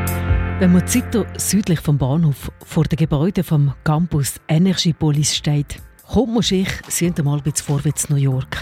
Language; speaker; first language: German; native; German